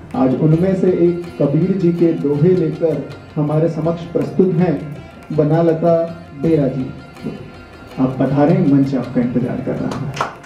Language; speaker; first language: Hindi; native; Hindi